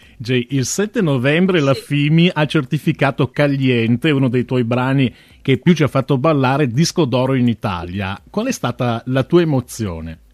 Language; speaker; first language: Italian; native; Italian